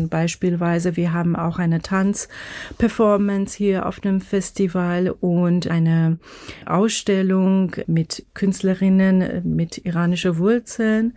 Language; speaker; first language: German; non-native, fluent; Persian